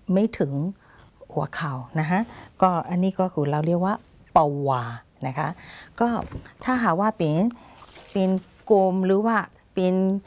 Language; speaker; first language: Thai; non-native, fluent; Burmese